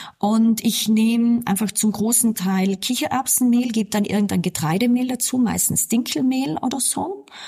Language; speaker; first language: German; native; German